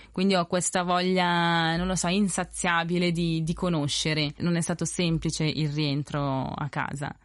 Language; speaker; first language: Italian; early bilingual, other home language; Spanish